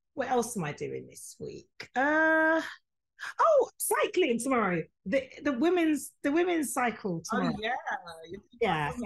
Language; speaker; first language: English; native; English